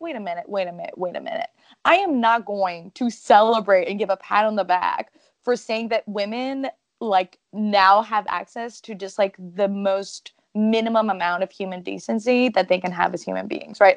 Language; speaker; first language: English; non-native, fluent; French